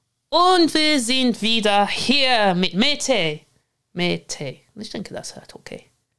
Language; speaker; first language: German; non-native, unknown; English